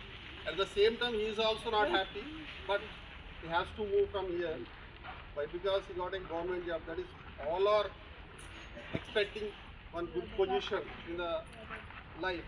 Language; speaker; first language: English; non-native, local second language; Telugu